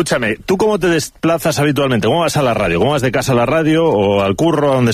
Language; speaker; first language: Spanish; native; Spanish